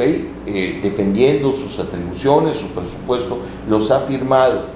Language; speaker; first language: Spanish; native; Spanish